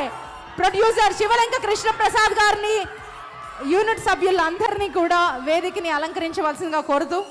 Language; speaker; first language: Telugu; native; Telugu